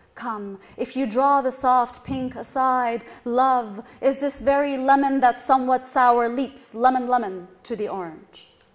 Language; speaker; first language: English; non-native, fluent; Persian